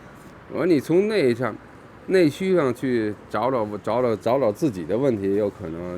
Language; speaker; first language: Chinese; native; Chinese